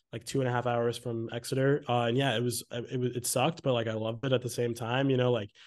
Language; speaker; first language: English; native; English